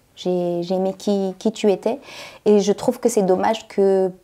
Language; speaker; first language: French; native; French